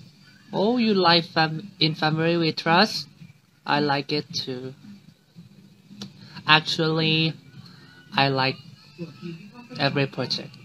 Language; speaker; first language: English; non-native, learner; Thai